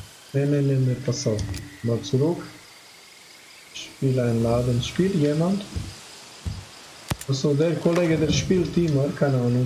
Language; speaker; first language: German; non-native, fluent; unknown